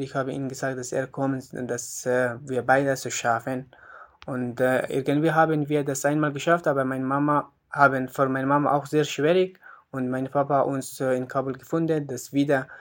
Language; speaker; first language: German; non-native, learner; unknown